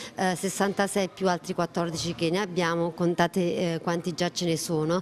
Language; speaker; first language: Italian; early bilingual, other home language; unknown